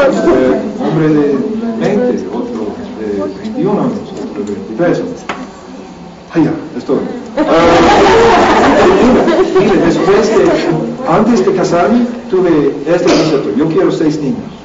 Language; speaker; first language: Spanish; non-native, learner; English